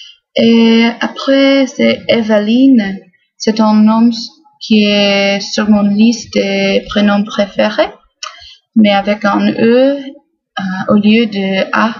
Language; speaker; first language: French; non-native, fluent; English